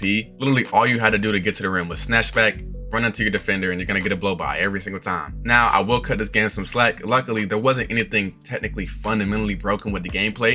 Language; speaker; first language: English; native; English